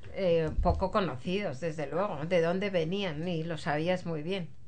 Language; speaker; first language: Spanish; native; Spanish